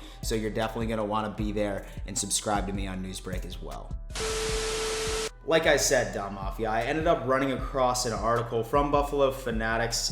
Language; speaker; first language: English; native; English